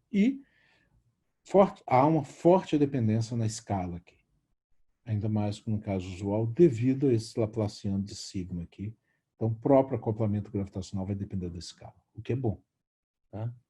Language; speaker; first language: Portuguese; native; Portuguese